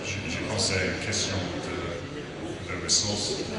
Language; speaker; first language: French; non-native, learner; English